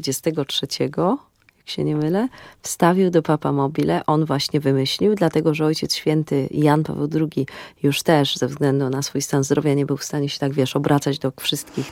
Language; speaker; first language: Polish; native; Polish